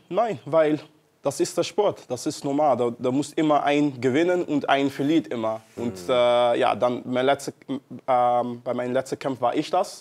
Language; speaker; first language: German; non-native, learner; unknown